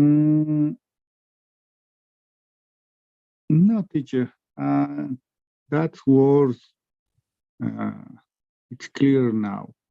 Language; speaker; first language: English; non-native, learner; Spanish